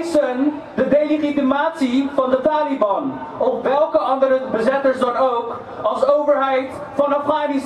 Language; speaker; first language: Dutch; early bilingual, other home language; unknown